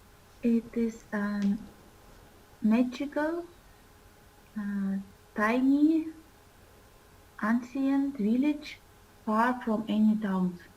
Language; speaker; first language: English; non-native, learner; Russian